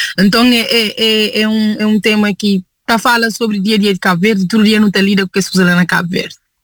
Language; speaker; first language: Portuguese; non-native, local second language; Kabuverdianu